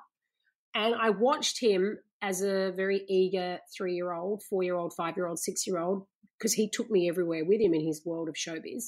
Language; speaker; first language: English; native; English